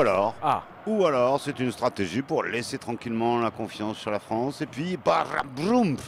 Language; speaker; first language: French; native; French